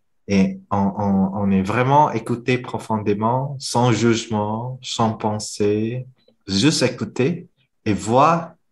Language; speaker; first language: French; non-native, fluent; Vietnamese